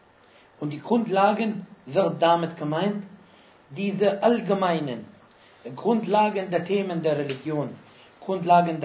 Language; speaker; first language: German; non-native, fluent; Arabic